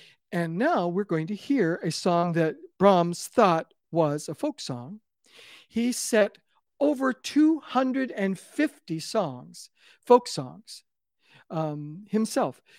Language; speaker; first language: English; native; English